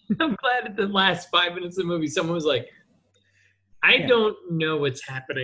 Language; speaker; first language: English; native; English